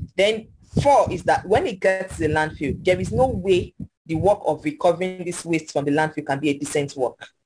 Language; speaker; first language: English; non-native, local second language; Yoruba